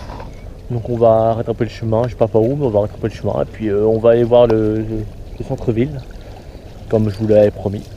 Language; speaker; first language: French; native; French